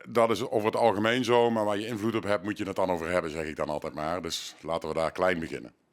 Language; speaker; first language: Dutch; native; Dutch